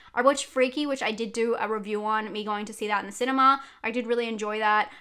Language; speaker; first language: English; native; English